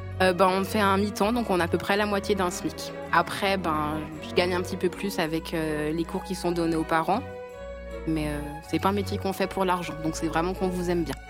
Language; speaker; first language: French; native; French